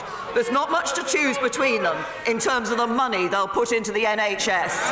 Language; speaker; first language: English; native; English